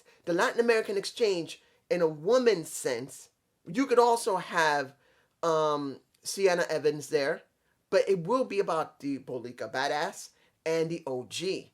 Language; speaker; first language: English; native; English